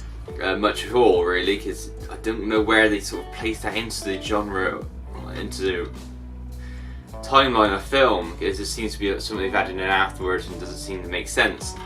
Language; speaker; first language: English; native; English